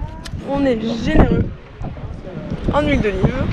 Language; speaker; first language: French; native; French